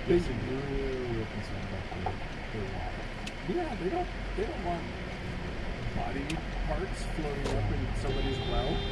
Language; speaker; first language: English; native; English